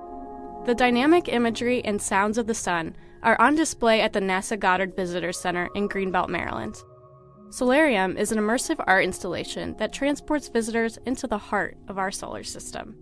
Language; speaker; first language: English; native; English